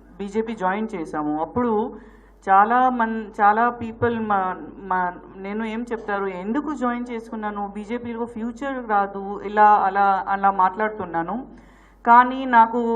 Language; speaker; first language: Telugu; non-native, local second language; Gujarati